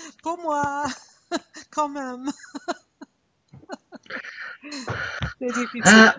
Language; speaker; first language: French; non-native, learner; English